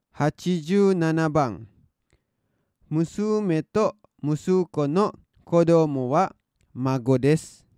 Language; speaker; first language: Japanese; non-native, fluent; Indonesian